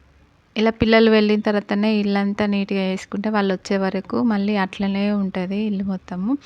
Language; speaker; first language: Telugu; native; Telugu